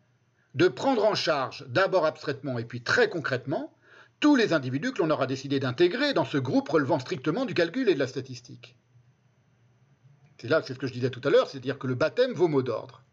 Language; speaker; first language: French; native; French